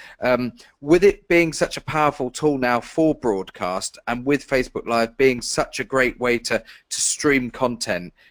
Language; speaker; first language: English; native; English